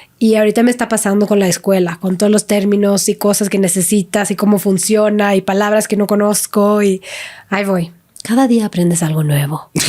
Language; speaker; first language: Spanish; non-native, fluent; Swedish